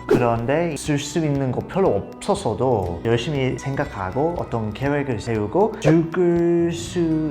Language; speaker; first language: Korean; non-native, fluent; English